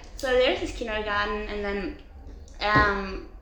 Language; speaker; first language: English; non-native, fluent; German